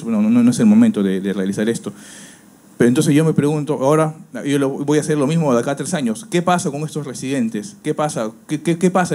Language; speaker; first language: Spanish; native; Spanish